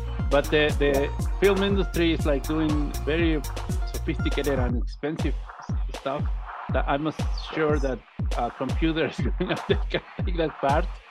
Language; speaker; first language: English; non-native, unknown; Spanish